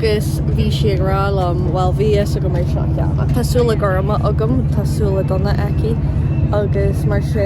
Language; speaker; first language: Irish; non-native, learner; English